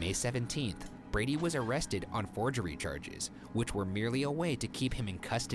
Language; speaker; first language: English; native; English